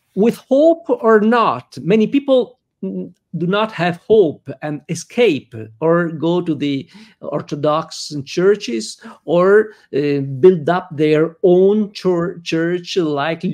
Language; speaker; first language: English; non-native, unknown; Italian